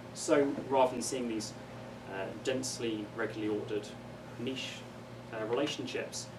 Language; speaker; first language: English; native; English